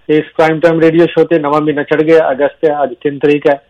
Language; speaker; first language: Punjabi; native; Punjabi